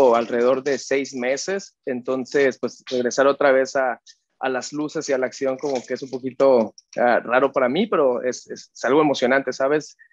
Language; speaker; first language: Spanish; native; Spanish